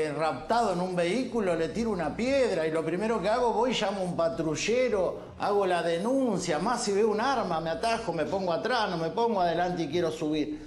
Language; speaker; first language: Spanish; native; Spanish